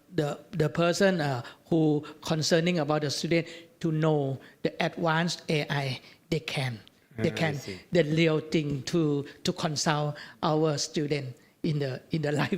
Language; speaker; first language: English; non-native, learner; Thai